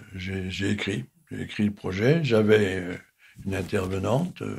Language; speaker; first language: French; native; French